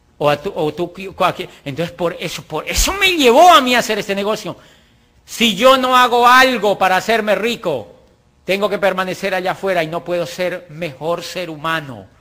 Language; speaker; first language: Spanish; native; Spanish